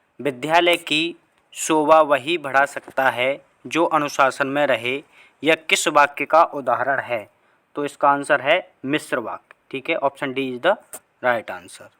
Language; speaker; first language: Hindi; native; Hindi